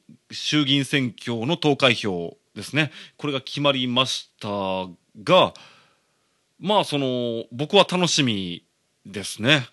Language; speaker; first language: Japanese; native; Japanese